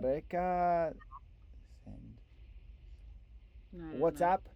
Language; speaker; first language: Indonesian; non-native, learner; English